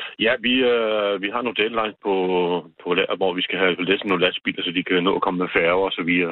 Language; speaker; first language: Danish; native; Danish